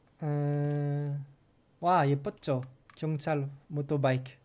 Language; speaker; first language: Korean; non-native, learner; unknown